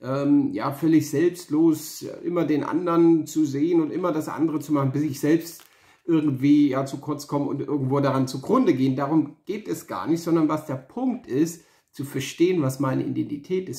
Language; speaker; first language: German; native; German